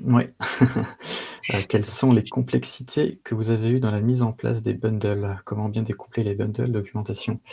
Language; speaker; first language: French; native; French